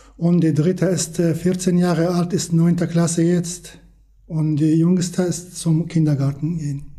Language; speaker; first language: German; non-native, learner; Kurdish